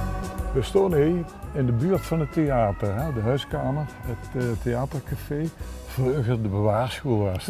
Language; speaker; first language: Dutch; native; Dutch